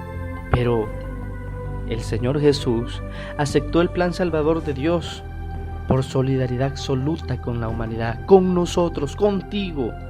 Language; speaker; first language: Spanish; native; Spanish